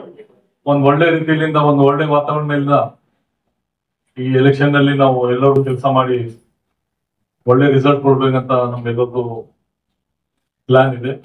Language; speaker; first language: Kannada; non-native, local second language; Urdu